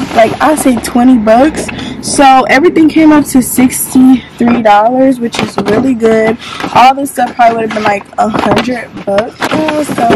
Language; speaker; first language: English; native; English